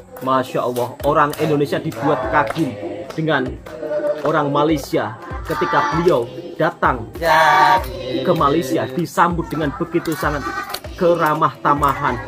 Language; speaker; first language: Indonesian; native; Indonesian